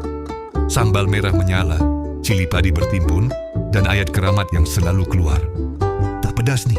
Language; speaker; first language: Malay; native; Malay